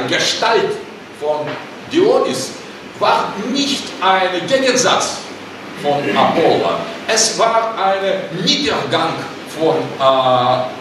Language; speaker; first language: German; non-native, learner; Russian